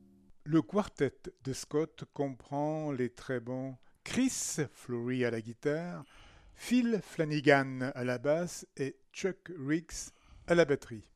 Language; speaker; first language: French; native; French